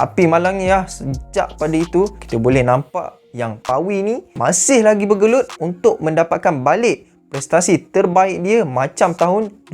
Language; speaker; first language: Malay; native; Malay